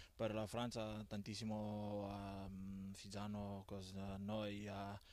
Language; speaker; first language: Italian; non-native, learner; Fijian